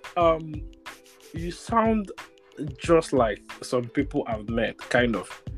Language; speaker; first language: English; non-native, local second language; Igbo